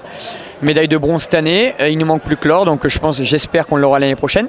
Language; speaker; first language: French; native; French